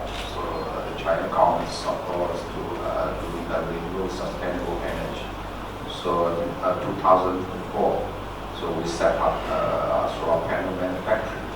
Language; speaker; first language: English; non-native, learner; Chinese